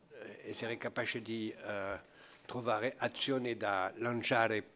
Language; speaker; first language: Italian; non-native, fluent; French